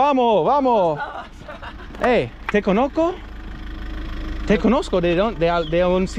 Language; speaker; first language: Spanish; native; Spanish